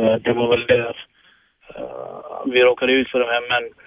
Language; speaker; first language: Swedish; early bilingual, other home language; Tigrinya